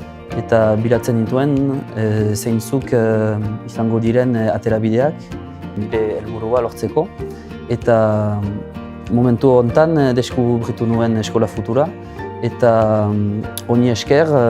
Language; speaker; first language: Basque; non-native, local second language; French